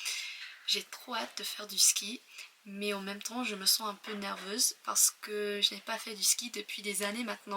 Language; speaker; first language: French; non-native, fluent; English